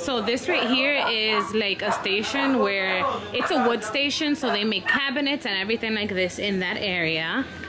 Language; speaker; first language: English; early bilingual, other home language; Spanish